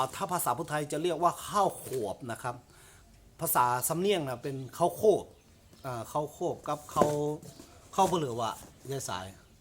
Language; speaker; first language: Thai; non-native, local second language; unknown